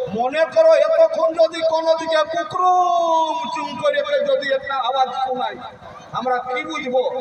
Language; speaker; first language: Bangla; non-native, local second language; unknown